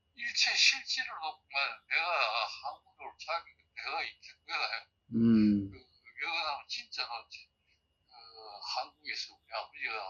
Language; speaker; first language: Korean; early bilingual, heritage; Korean